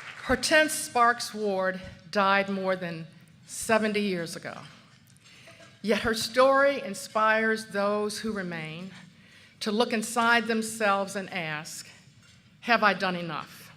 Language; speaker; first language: English; native; English